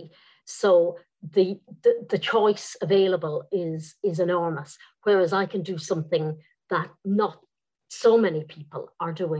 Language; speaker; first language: English; non-native, local second language; Irish